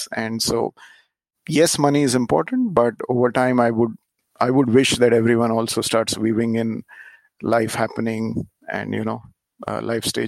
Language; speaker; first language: English; non-native, local second language; Marathi